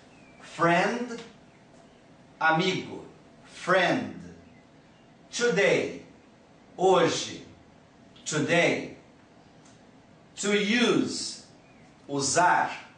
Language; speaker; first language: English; non-native, fluent; Portuguese